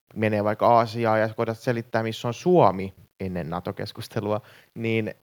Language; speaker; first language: Finnish; native; Finnish